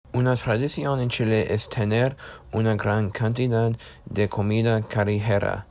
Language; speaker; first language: Spanish; non-native, learner; English